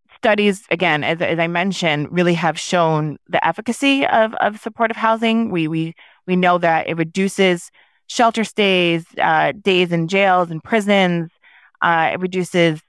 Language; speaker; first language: English; early bilingual, other home language; Haitian Creole